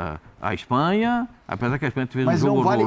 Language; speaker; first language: Portuguese; native; Portuguese